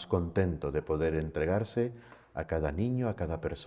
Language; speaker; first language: Spanish; native; Spanish